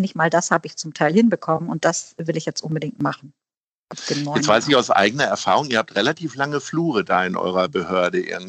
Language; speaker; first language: German; native; German